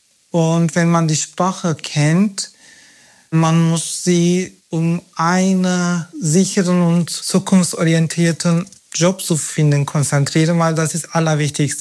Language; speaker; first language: German; non-native, fluent; Turkish